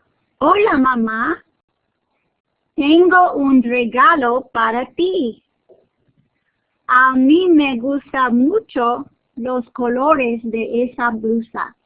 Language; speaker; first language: Spanish; non-native, fluent; English